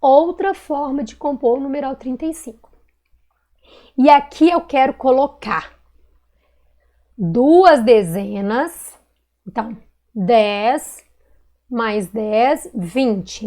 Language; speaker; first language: Portuguese; native; Portuguese